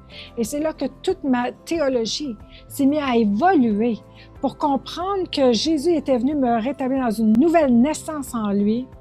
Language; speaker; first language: French; native; French